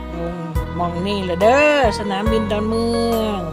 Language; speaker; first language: Thai; non-native, local second language; Northeastern Thai